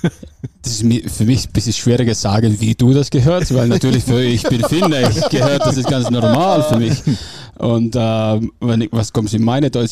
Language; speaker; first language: German; non-native, fluent; Finnish